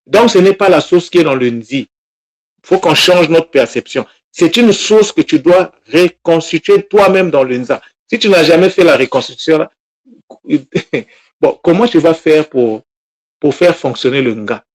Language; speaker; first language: French; non-native, local second language; Kongo